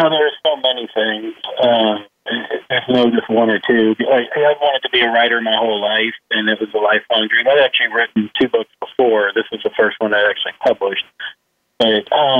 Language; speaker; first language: English; native; English